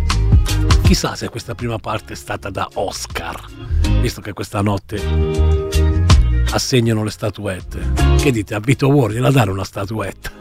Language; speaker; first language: Italian; native; Italian